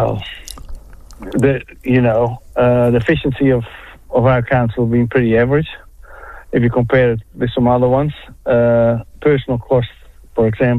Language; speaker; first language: English; non-native, fluent; Dutch